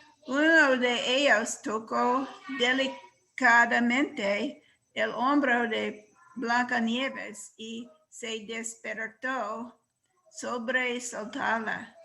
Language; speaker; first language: Spanish; non-native, learner; English